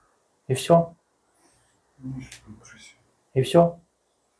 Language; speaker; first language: Russian; native; Russian